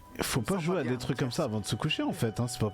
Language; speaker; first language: French; native; French